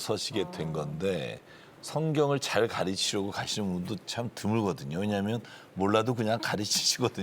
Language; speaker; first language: Korean; native; Korean